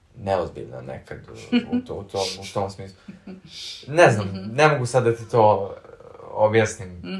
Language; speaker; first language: Serbian; early bilingual, heritage; Serbian